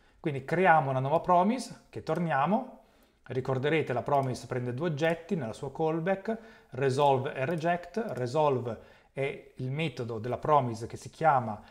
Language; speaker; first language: Italian; native; Italian